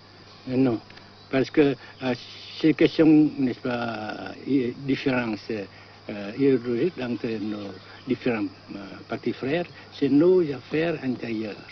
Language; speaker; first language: French; non-native, local second language; Vietnamese